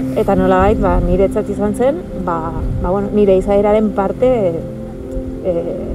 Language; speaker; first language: Basque; non-native, fluent; Spanish